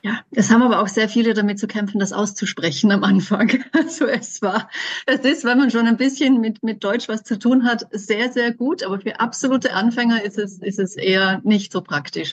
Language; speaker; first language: German; native; German